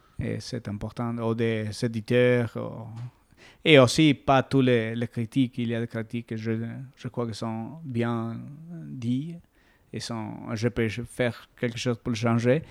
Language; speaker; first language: French; non-native, learner; Spanish